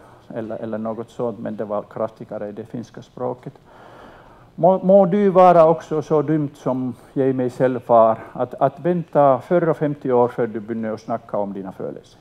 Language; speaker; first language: Swedish; non-native, local second language; Finnish